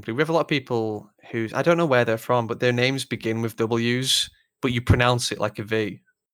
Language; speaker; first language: English; native; English